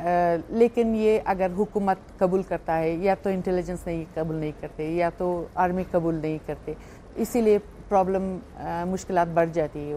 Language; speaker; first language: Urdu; non-native, fluent; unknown